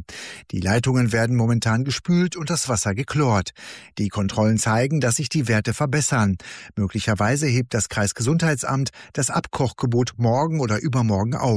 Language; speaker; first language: German; native; German